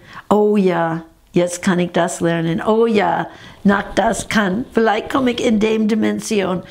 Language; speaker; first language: German; non-native, fluent; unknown